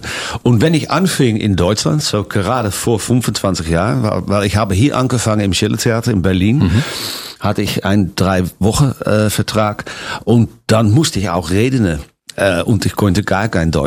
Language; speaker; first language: German; non-native, fluent; Dutch